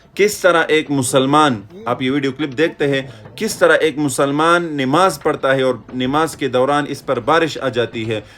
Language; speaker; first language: Urdu; non-native, local second language; Pashto